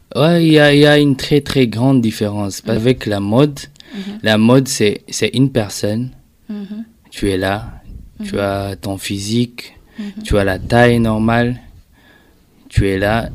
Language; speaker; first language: French; non-native, local second language; Rundi